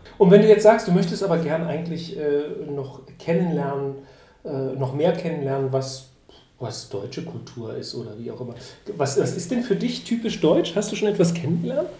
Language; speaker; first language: German; native; German